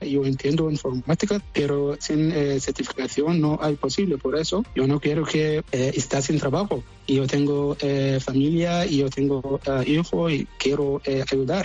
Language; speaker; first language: Spanish; non-native, learner; Arabic